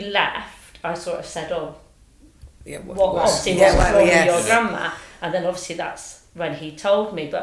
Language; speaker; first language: English; native; English